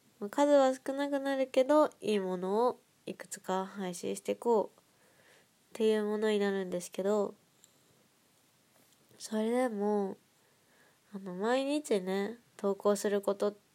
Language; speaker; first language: Japanese; native; Japanese